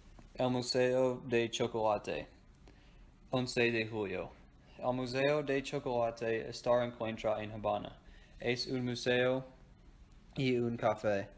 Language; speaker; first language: Spanish; non-native, learner; English